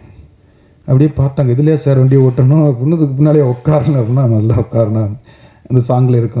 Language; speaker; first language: Tamil; native; Tamil